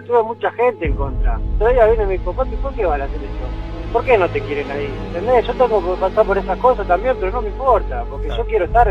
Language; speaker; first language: Spanish; native; Spanish